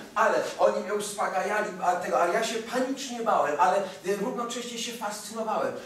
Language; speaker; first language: Polish; early bilingual, heritage; Polish